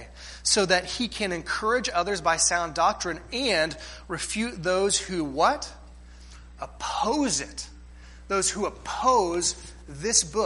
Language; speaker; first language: English; native; English